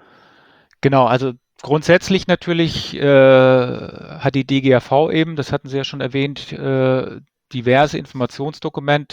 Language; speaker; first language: German; native; German